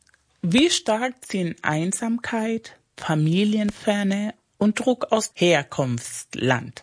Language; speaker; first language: German; non-native, fluent; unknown